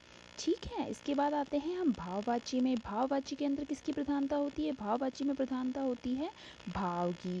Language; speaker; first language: Hindi; native; Hindi